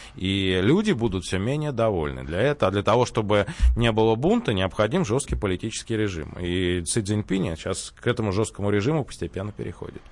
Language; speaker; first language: Russian; native; Russian